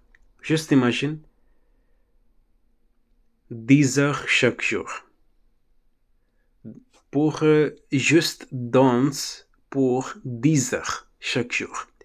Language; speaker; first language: French; non-native, learner; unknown